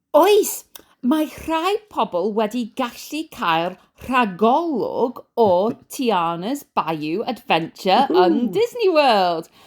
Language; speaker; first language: Welsh; non-native, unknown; English